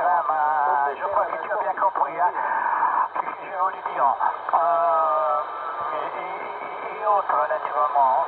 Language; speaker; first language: French; non-native, learner; Italian